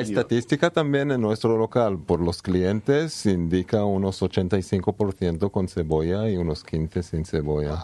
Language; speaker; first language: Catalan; non-native, learner; Hebrew